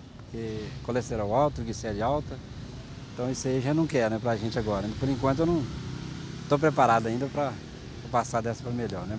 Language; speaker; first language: Portuguese; native; Portuguese